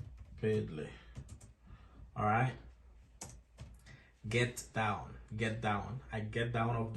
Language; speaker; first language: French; non-native, local second language; Haitian Creole